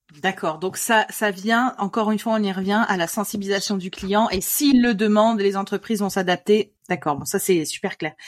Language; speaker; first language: French; native; French